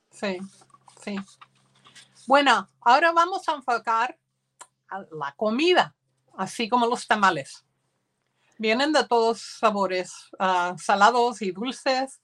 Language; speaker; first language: Spanish; early bilingual, heritage; Spanish